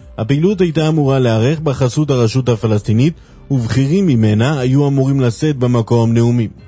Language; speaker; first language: Hebrew; native; Hebrew